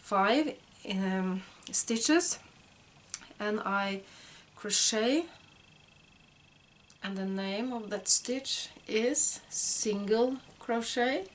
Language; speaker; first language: English; non-native, fluent; Norwegian